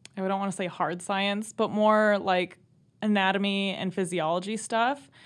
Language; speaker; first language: English; native; English